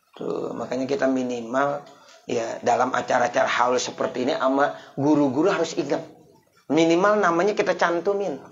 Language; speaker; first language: Indonesian; native; Indonesian